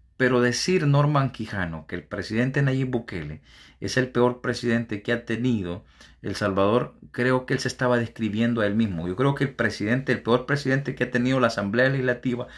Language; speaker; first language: Spanish; native; Spanish